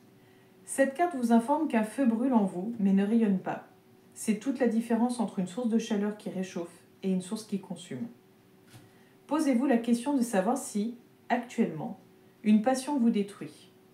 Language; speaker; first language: French; native; French